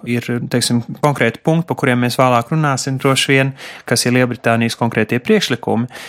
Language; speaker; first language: Latvian; native; Latvian